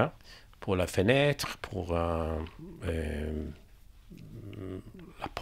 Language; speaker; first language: French; non-native, learner; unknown